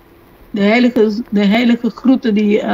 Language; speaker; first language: Dutch; non-native, local second language; Papiamento